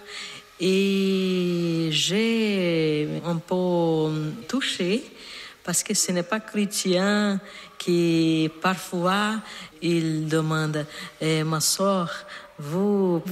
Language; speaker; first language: French; non-native, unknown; Portuguese